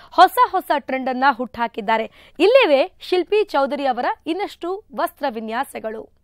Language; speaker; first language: Kannada; native; Kannada